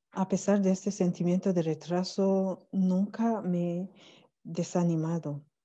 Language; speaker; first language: Spanish; non-native, fluent; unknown